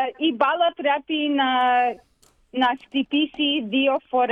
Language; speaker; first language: Greek; early bilingual, heritage; Greek